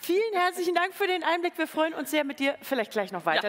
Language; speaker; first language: German; native; German